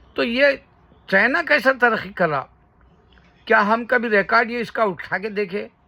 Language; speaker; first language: Urdu; native; Urdu